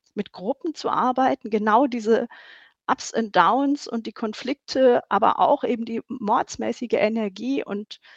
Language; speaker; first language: German; native; German